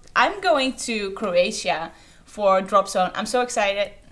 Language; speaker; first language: English; non-native, fluent; Dutch